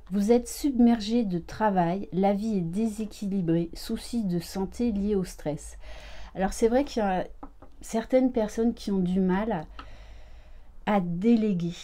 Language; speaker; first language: French; native; French